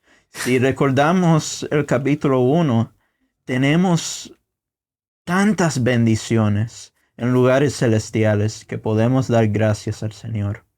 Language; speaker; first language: Spanish; non-native, fluent; English